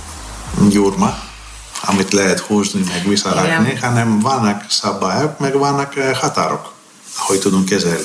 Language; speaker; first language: Hungarian; non-native, fluent; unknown